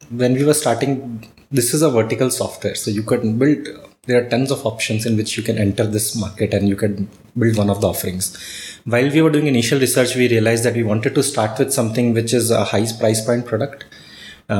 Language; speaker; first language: English; non-native, local second language; Marwari